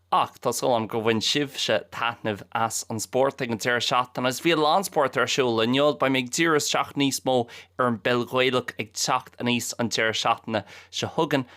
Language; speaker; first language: Irish; native; Irish